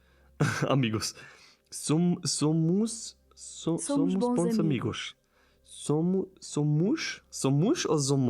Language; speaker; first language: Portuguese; non-native, learner; German